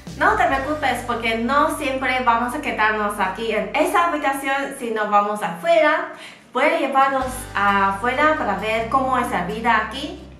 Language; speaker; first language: Spanish; non-native, fluent; Chinese